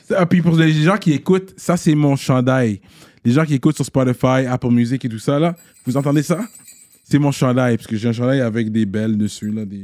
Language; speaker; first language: French; native; French